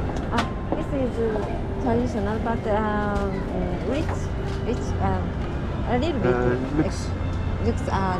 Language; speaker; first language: English; non-native, learner; Japanese